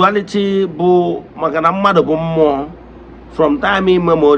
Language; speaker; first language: Igbo; native; Igbo